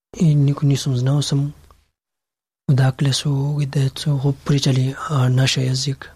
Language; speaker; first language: Serbian; non-native, learner; Pashto